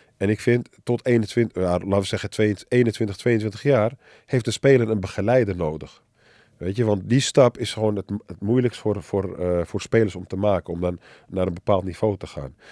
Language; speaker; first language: Dutch; early bilingual, other home language; Arabic